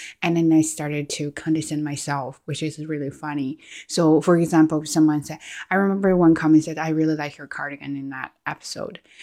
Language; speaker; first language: English; non-native, fluent; Chinese